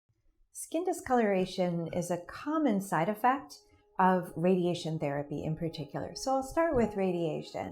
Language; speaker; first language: English; native; English